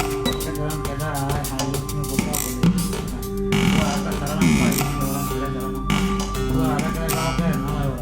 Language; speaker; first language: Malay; non-native, learner; Bangla